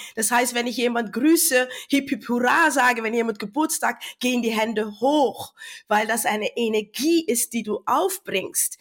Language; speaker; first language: German; non-native, fluent; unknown